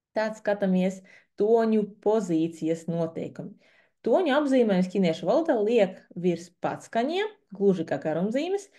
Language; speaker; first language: Latvian; non-native, local second language; Russian